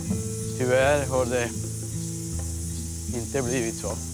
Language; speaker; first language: Swedish; early bilingual, heritage; Swedish